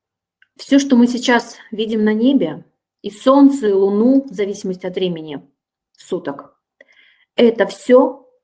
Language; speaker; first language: Russian; native; Russian